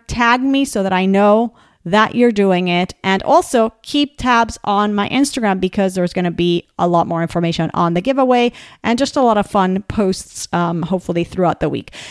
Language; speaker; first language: English; non-native, fluent; Spanish